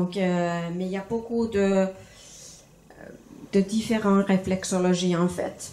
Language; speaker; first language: French; non-native, fluent; Finnish